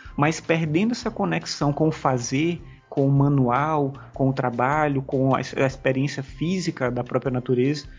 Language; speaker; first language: Portuguese; native; Portuguese